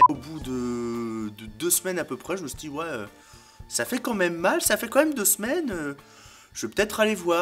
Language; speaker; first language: French; native; French